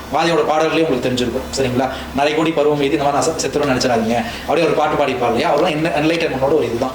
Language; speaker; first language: Tamil; native; Tamil